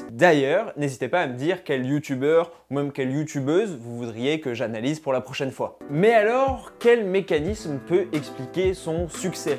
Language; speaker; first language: French; native; French